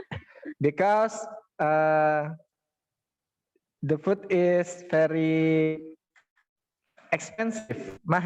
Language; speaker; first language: English; non-native, learner; Indonesian